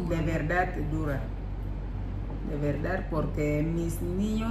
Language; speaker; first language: Spanish; non-native, learner; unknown